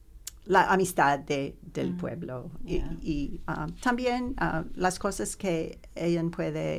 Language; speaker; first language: Spanish; non-native, learner; English